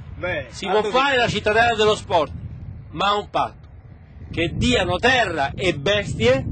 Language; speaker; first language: Italian; native; Italian